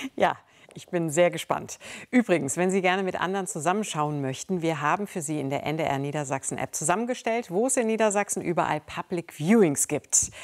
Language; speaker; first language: German; native; German